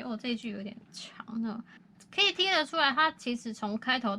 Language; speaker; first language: Chinese; native; Chinese